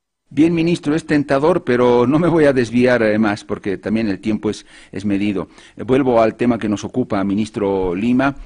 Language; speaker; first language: Spanish; native; Spanish